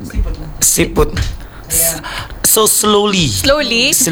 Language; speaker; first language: English; non-native, learner; Indonesian